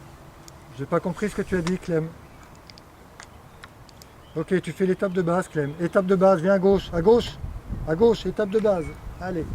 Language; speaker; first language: French; native; French